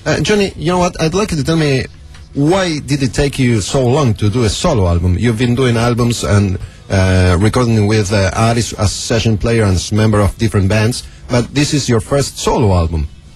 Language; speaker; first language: English; non-native, fluent; Spanish